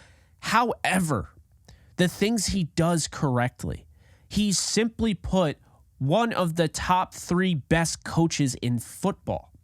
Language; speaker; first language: English; native; English